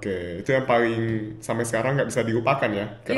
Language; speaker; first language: Indonesian; native; Indonesian